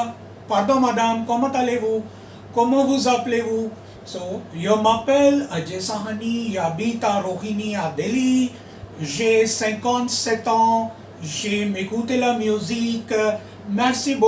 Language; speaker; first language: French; non-native, fluent; Hindi